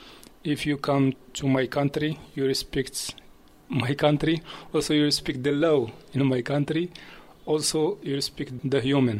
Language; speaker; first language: English; non-native, learner; Arabic